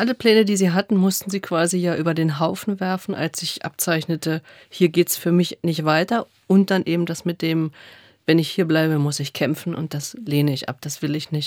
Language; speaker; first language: German; native; German